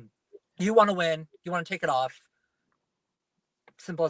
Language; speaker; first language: English; native; English